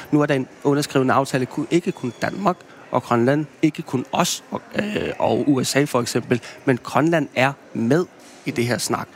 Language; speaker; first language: Danish; non-native, local second language; Kalaallisut